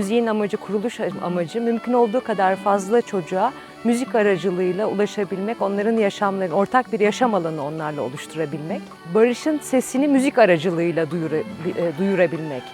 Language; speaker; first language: Turkish; native; Turkish